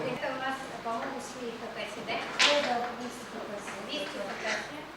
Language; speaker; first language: Russian; native; Russian